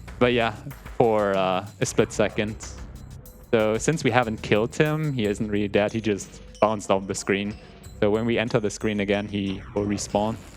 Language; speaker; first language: English; non-native, fluent; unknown